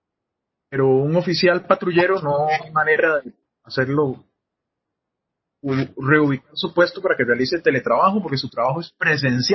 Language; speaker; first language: Spanish; native; Spanish